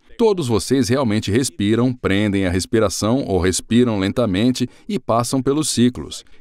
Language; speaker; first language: Portuguese; non-native, fluent; English